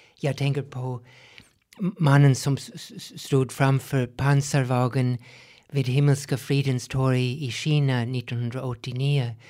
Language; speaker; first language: Swedish; non-native, fluent; English